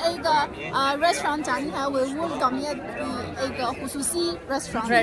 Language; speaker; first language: Hindi; non-native, learner; Chinese